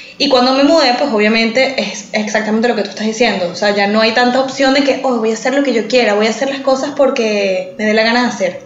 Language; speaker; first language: Spanish; native; Spanish